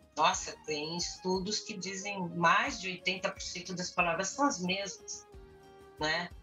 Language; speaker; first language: Portuguese; native; Portuguese